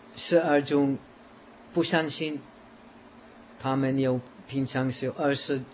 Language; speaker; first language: Chinese; non-native, fluent; Czech